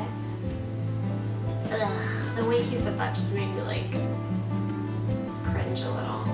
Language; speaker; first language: English; native; English